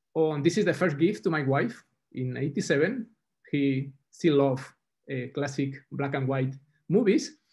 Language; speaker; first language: English; non-native, fluent; Spanish